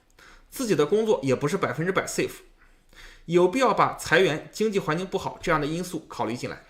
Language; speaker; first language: Chinese; native; Chinese